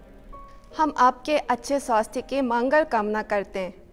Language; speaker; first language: Hindi; non-native, learner; Korean